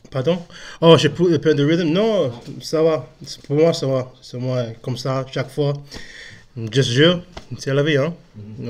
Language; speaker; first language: French; non-native, learner; English